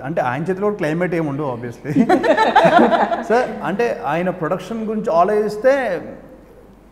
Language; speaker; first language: Telugu; native; Telugu